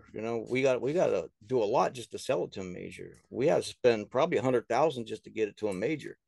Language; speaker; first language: English; native; English